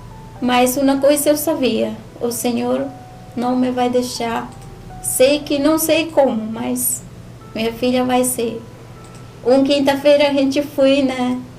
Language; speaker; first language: Portuguese; non-native, learner; Spanish